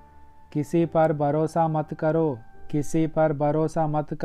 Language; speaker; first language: Hindi; non-native, local second language; Telugu